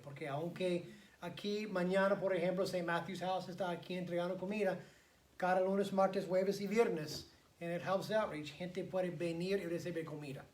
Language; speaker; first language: Spanish; non-native, fluent; English